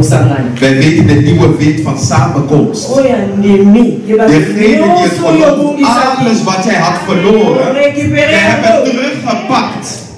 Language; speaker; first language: Dutch; non-native, fluent; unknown